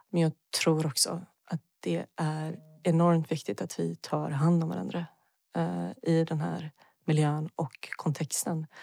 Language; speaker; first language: Swedish; early bilingual, other home language; Bosnian